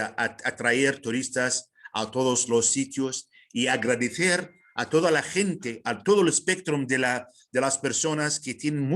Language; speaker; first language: Spanish; non-native, fluent; Arabic